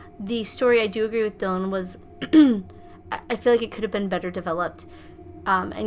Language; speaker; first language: English; native; English